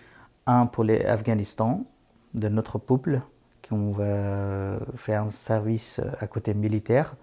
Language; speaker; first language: French; non-native, fluent; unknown